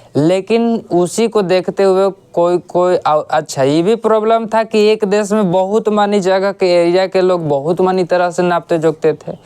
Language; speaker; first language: Hindi; native; Hindi